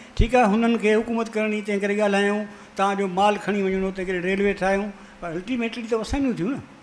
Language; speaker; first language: Sindhi; native; Sindhi